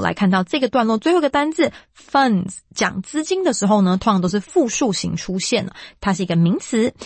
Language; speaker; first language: Chinese; native; Chinese